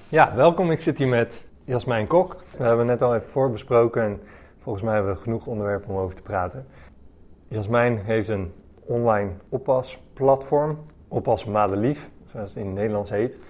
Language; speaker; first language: Dutch; native; Dutch